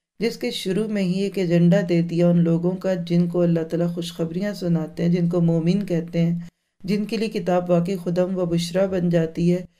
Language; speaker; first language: Urdu; native; Urdu